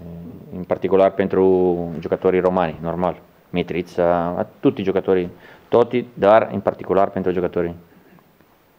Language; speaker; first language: Romanian; non-native, learner; Italian